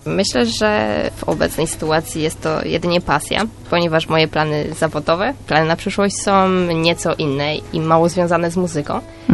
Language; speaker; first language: Polish; native; Polish